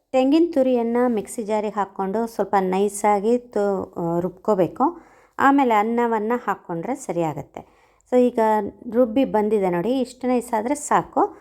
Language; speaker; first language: Kannada; non-native, local second language; Konkani